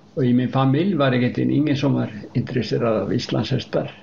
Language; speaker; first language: Swedish; non-native, fluent; Icelandic